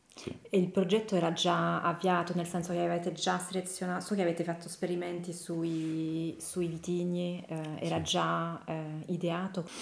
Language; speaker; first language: Italian; non-native, fluent; French